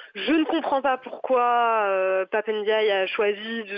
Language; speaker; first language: French; native; French